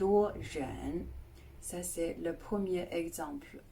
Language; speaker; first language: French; non-native, fluent; Chinese